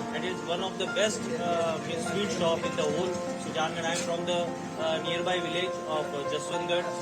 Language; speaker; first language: Hindi; native; Hindi